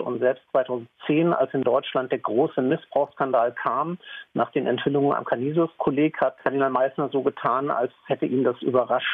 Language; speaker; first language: German; native; German